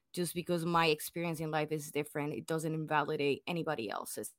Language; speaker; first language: English; non-native, fluent; Spanish